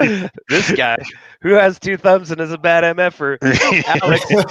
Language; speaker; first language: English; native; English